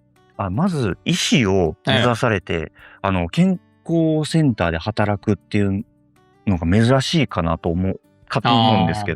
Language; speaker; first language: Japanese; native; Japanese